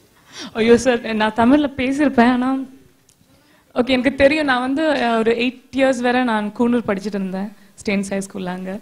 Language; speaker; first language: Tamil; non-native, learner; Malayalam